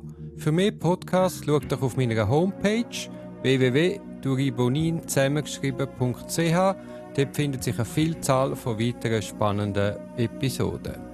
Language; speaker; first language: German; native; German